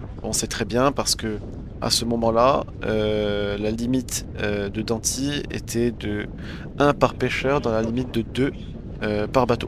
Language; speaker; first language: French; native; French